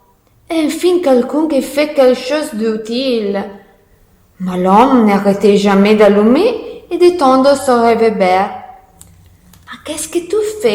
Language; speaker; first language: French; non-native, learner; Italian